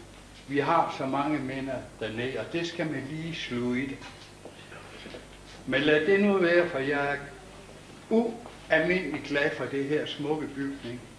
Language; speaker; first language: Danish; native; Danish